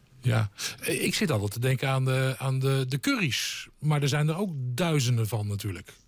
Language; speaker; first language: Dutch; native; Dutch